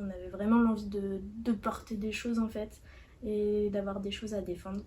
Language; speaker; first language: French; native; French